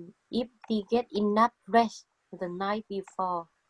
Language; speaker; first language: English; non-native, learner; Vietnamese